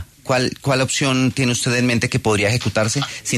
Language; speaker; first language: Spanish; native; Spanish